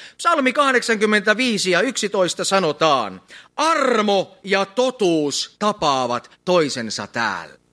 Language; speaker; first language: Finnish; native; Finnish